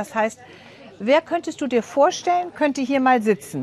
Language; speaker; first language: German; native; German